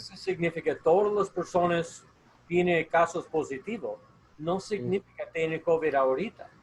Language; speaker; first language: Spanish; non-native, learner; English